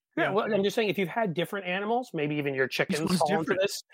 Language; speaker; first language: English; native; English